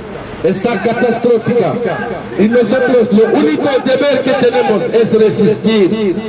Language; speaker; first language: Spanish; non-native, fluent; Wolof